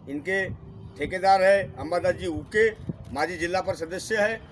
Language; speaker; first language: Hindi; non-native, local second language; Marathi